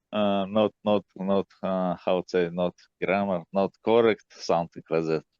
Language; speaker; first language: English; non-native, learner; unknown